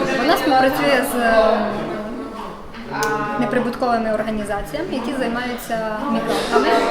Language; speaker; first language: Ukrainian; native; Ukrainian